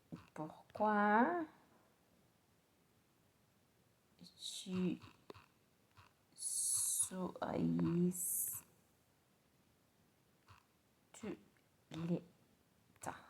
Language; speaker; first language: French; non-native, learner; Spanish